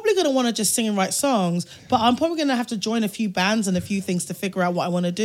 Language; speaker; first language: English; native; English